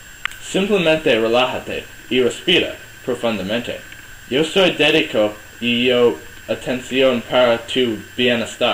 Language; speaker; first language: Spanish; non-native, learner; English